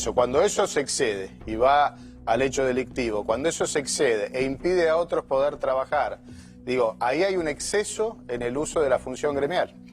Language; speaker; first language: Spanish; native; Spanish